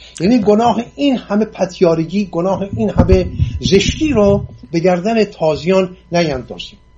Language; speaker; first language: Persian; non-native, local second language; Assyrian Neo-Aramaic